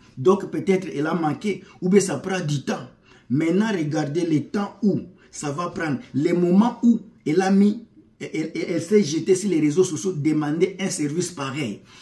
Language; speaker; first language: French; non-native, local second language; Lingala